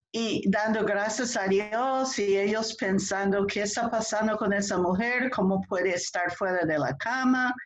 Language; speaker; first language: Spanish; non-native, fluent; English